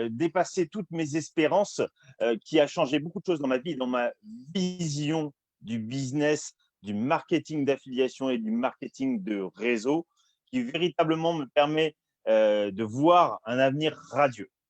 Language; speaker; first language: French; native; French